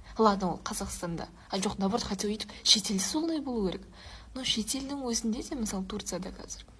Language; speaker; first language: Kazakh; non-native, local second language; Uyghur